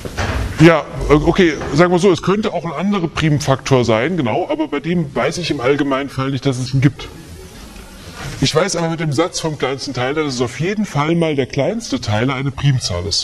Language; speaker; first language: German; native; German